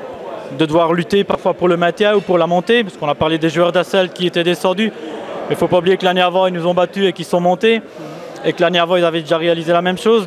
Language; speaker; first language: French; native; French